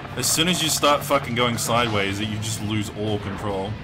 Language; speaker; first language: English; native; English